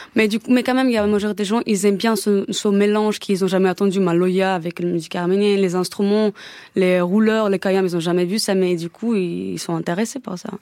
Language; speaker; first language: French; non-native, fluent; Armenian